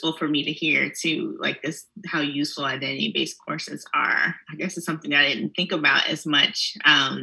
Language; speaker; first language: English; native; English